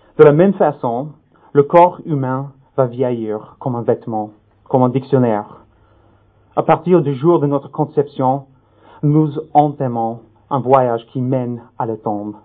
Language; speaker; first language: French; non-native, fluent; English